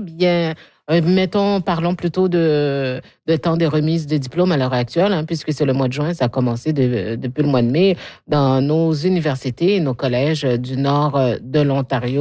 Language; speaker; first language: French; native; French